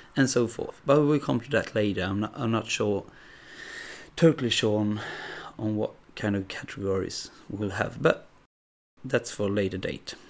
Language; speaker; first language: English; non-native, fluent; Swedish